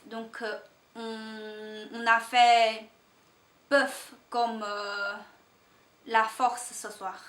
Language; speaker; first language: French; non-native, learner; Chinese